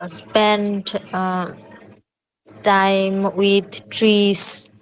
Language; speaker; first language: English; non-native, learner; Bangla